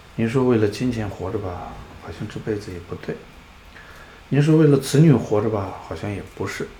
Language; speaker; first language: Chinese; non-native, local second language; Tibetan